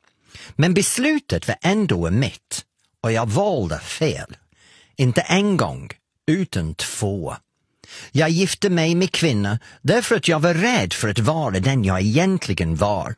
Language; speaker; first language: Swedish; non-native, fluent; English